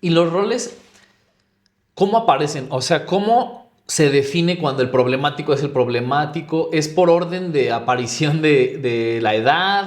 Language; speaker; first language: Spanish; native; Spanish